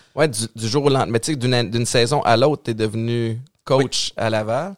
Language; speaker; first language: French; native; French